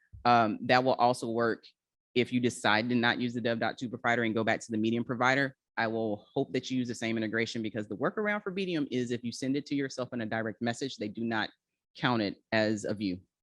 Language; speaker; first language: English; native; English